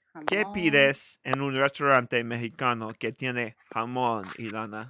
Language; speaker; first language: Spanish; non-native, learner; English